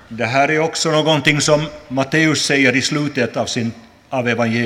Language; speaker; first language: Swedish; non-native, local second language; Finnish